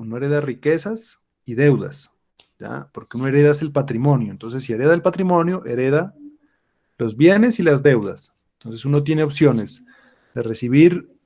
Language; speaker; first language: Spanish; native; Spanish